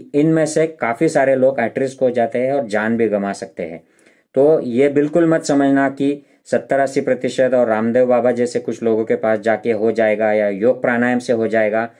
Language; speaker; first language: Hindi; non-native, local second language; Marathi